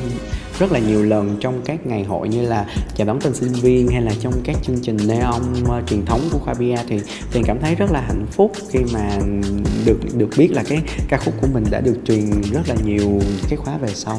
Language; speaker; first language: Vietnamese; native; Vietnamese